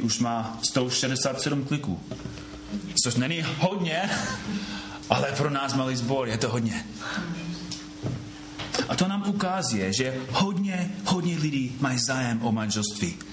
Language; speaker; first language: Czech; non-native, fluent; English